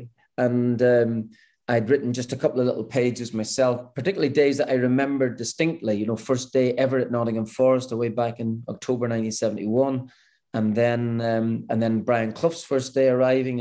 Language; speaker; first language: English; native; English